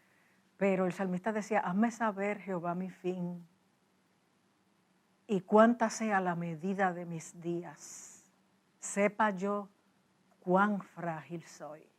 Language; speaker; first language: Spanish; native; Spanish